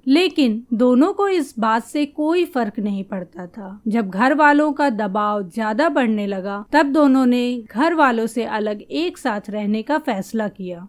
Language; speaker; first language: Hindi; native; Hindi